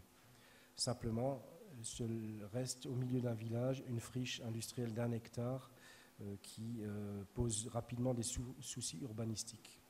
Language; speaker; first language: French; native; French